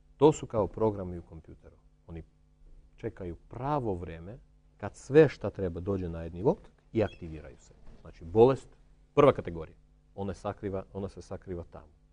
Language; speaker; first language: Croatian; non-native, fluent; Armenian